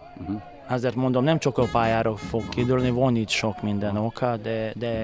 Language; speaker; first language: Hungarian; non-native, learner; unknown